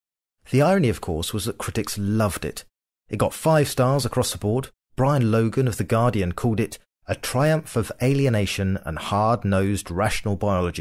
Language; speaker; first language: English; native; English